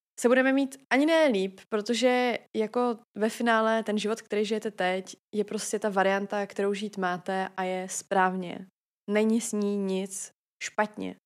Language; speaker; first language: Czech; native; Czech